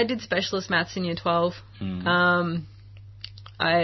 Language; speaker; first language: English; native; English